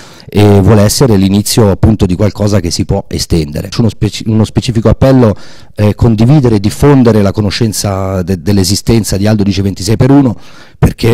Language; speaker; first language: Italian; native; Italian